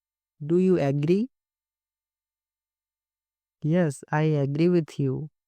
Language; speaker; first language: English; non-native, local second language; Hindi